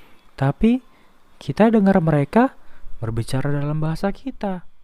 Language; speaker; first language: Indonesian; native; Indonesian